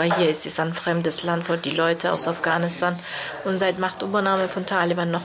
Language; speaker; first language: German; non-native, fluent; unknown